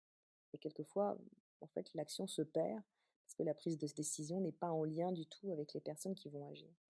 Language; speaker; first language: French; native; French